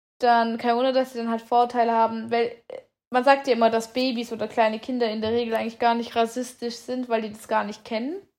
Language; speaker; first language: German; native; German